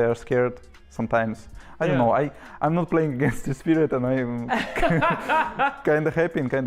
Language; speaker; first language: English; non-native, learner; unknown